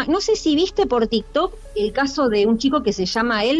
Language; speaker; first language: Spanish; native; Spanish